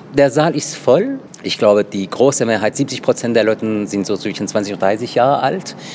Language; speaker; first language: German; non-native, fluent; Persian